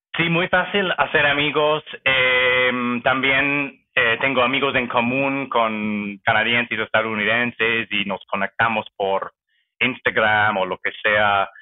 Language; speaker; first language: Spanish; non-native, fluent; English